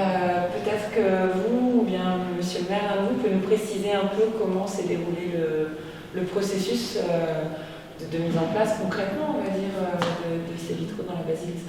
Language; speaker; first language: French; native; French